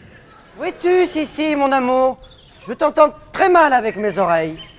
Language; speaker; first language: French; native; French